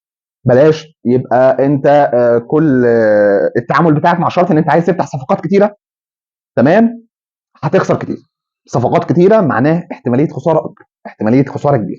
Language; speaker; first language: Arabic; native; Arabic